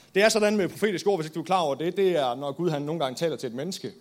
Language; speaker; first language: Danish; native; Danish